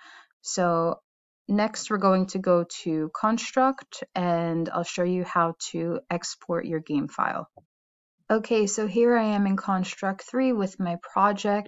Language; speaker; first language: English; native; English